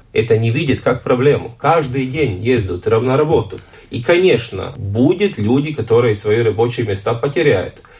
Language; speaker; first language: Russian; non-native, local second language; Latvian